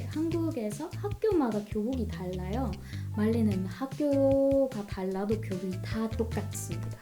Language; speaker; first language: Korean; non-native, fluent; Malay